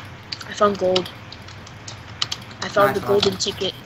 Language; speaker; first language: English; native; English